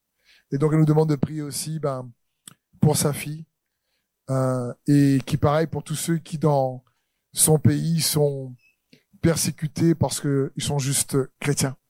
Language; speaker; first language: French; native; French